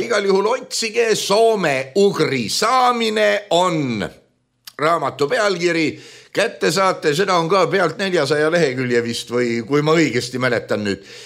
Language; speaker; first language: Estonian; native; Estonian